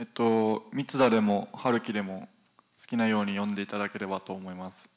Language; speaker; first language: Japanese; native; Japanese